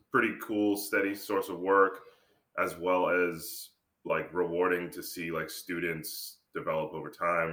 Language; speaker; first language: English; native; English